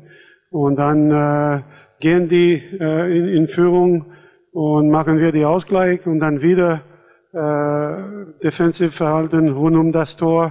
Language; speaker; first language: German; non-native, fluent; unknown